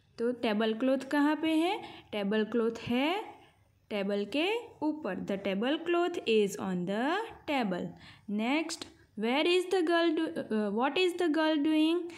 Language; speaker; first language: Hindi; non-native, local second language; Gujarati